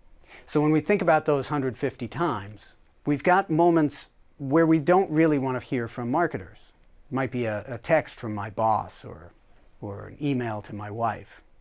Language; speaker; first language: English; native; English